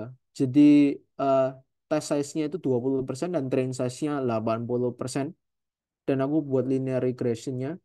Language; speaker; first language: Indonesian; native; Indonesian